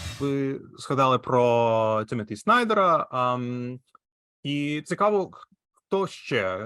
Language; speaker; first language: Ukrainian; non-native, fluent; English